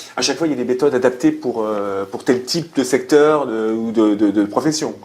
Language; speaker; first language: French; native; French